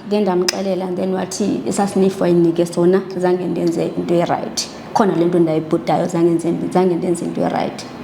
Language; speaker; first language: Zulu; non-native, local second language; Xhosa